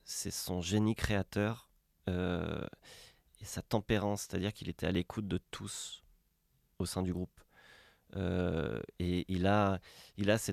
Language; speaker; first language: French; native; French